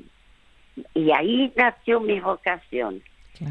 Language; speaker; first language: Spanish; early bilingual, other home language; French